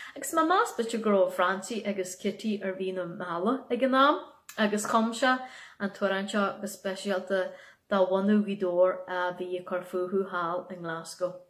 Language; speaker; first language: Irish; native; Irish